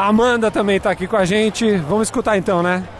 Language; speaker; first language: Portuguese; native; Portuguese